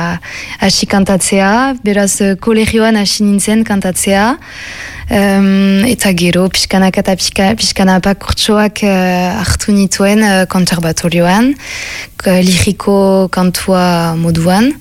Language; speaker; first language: Basque; non-native, local second language; French